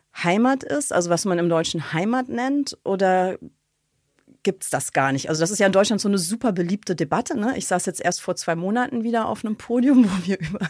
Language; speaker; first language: German; early bilingual, other home language; Russian